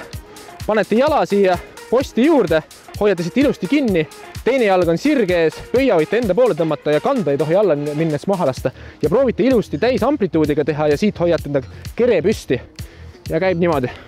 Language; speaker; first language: Estonian; native; Estonian